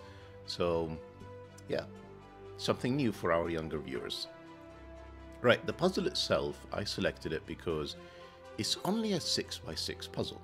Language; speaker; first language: English; native; English